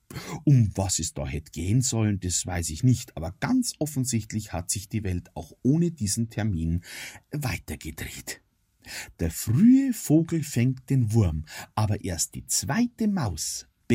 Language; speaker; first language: German; native; German